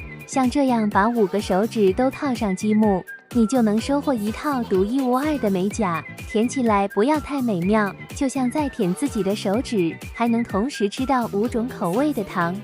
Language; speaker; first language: Chinese; native; Chinese